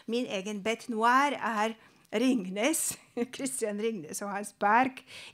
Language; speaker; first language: Norwegian; non-native, fluent; Polish